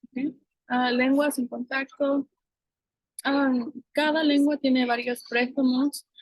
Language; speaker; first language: Spanish; non-native, fluent; English